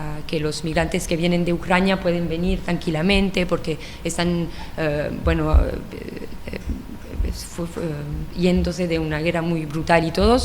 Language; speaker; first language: Spanish; non-native, fluent; French